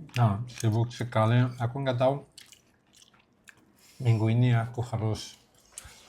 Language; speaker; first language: Indonesian; non-native, learner; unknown